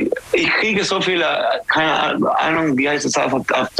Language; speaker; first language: German; non-native, learner; English